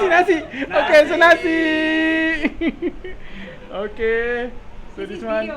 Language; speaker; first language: English; non-native, learner; Korean